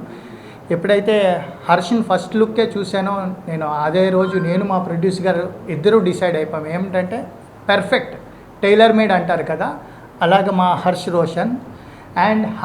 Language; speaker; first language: Telugu; native; Telugu